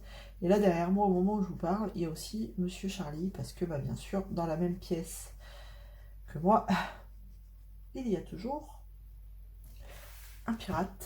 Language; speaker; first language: French; native; French